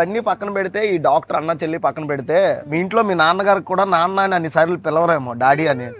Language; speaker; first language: Telugu; native; Telugu